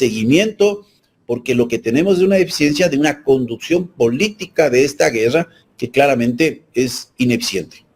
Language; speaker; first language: Spanish; native; Spanish